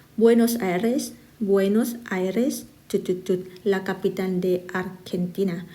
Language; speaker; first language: Spanish; non-native, fluent; Thai